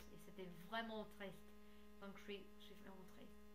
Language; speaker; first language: French; non-native, learner; English